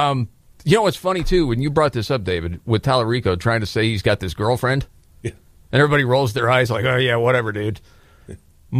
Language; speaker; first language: English; native; English